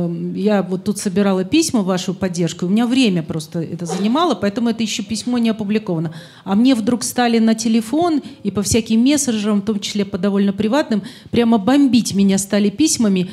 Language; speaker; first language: Russian; native; Russian